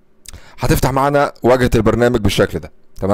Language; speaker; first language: Arabic; native; Arabic